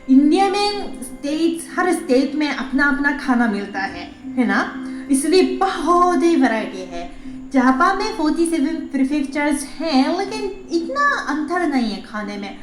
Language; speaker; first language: Hindi; non-native, fluent; Japanese